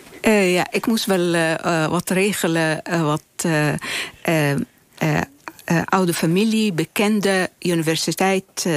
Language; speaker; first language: Dutch; non-native, fluent; Arabic